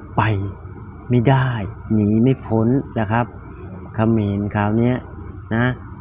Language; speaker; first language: Thai; native; Thai